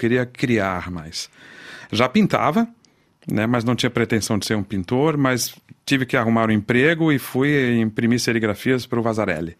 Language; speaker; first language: Portuguese; native; Portuguese